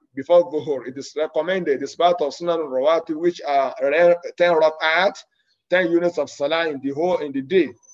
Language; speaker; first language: English; non-native, local second language; Yoruba